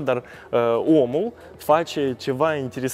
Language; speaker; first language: Romanian; non-native, local second language; Russian